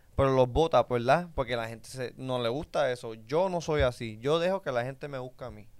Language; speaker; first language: Spanish; early bilingual, other home language; English